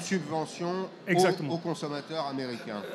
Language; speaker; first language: French; native; French